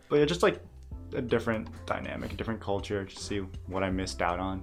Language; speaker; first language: English; native; English